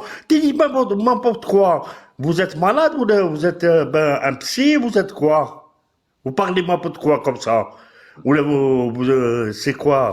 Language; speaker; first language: French; non-native, learner; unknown